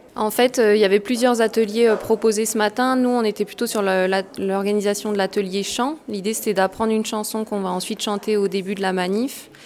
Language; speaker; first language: French; native; French